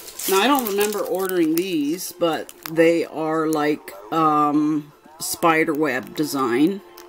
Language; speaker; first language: English; native; English